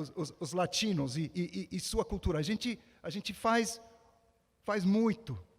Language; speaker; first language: Portuguese; non-native, fluent; English